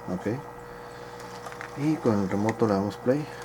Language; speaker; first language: Spanish; native; Spanish